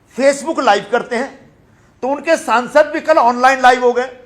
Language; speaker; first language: Hindi; non-native, local second language; Marathi